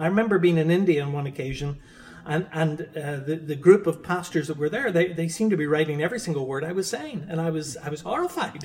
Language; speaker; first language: English; native; English